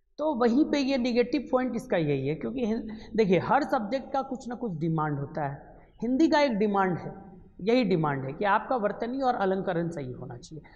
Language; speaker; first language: Hindi; native; Hindi